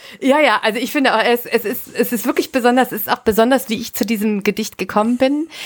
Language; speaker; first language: German; native; German